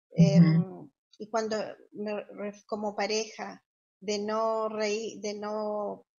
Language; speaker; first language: Spanish; native; Spanish